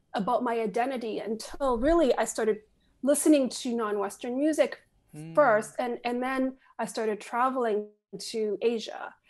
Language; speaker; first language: English; native; English